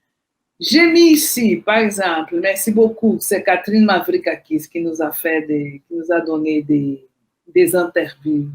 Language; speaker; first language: French; non-native, fluent; Portuguese